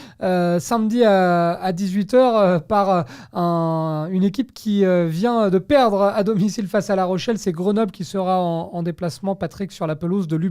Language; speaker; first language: French; native; French